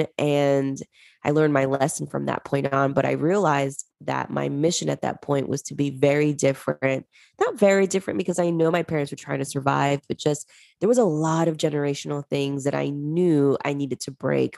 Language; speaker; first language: English; native; English